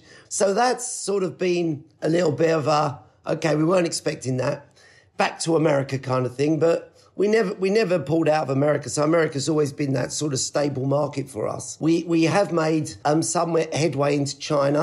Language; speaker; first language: English; native; English